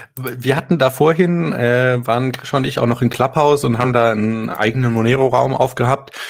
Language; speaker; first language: German; native; German